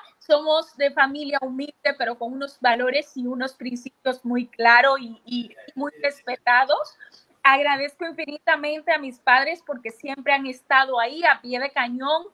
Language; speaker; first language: Spanish; native; Spanish